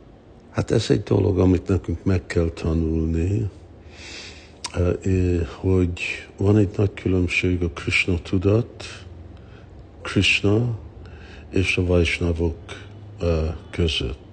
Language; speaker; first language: Hungarian; early bilingual, heritage; Hungarian